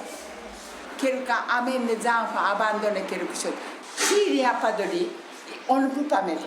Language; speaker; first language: French; non-native, learner; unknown